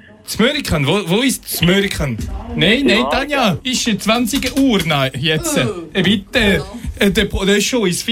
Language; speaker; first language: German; non-native, learner; French